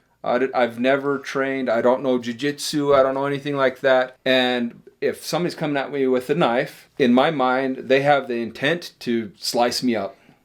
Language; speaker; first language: English; native; English